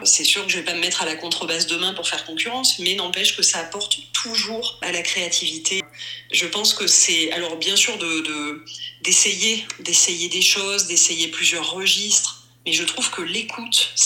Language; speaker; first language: French; native; French